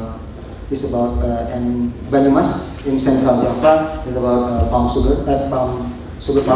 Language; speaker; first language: English; non-native, local second language; Indonesian